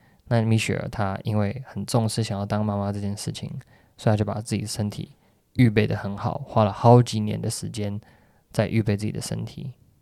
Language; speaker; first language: Chinese; native; Chinese